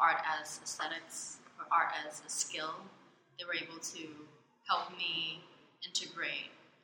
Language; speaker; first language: English; non-native, local second language; Cantonese